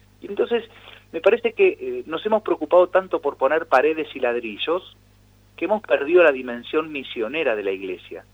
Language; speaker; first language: Spanish; native; Spanish